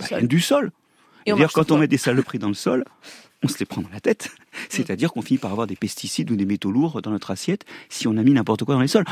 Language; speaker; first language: French; native; French